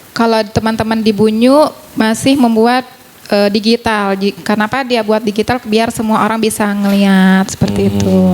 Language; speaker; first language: Indonesian; non-native, local second language; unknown